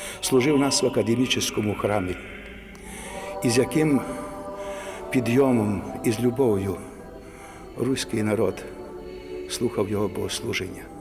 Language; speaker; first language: Ukrainian; native; Ukrainian